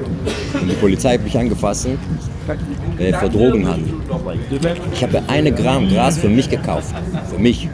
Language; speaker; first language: German; non-native, learner; Greek